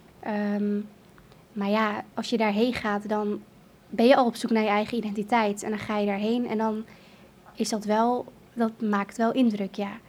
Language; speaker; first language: Dutch; early bilingual, other home language; Kurdish